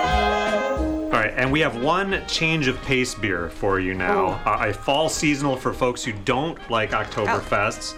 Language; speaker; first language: English; native; English